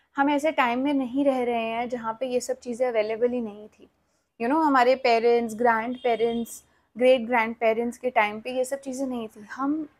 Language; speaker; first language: Hindi; native; Hindi